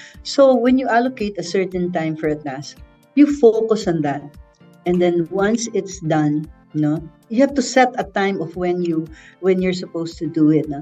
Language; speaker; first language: English; non-native, local second language; Filipino